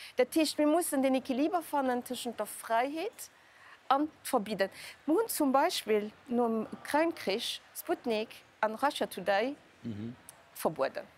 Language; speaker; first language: Luxembourgish; native; Luxembourgish